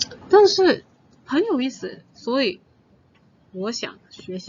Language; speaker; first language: Chinese; non-native, fluent; English